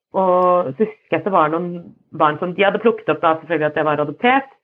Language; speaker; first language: Norwegian; native; Norwegian